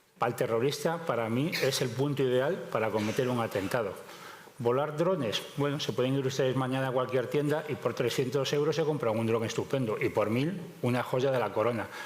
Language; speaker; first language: Spanish; native; Spanish